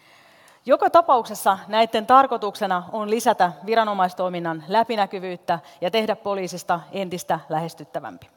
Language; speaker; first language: Finnish; native; Finnish